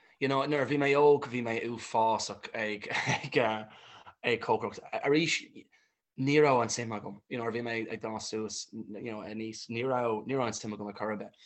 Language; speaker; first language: Irish; non-native, local second language; English